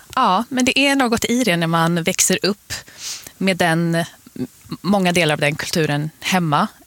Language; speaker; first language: Swedish; early bilingual, other home language; Persian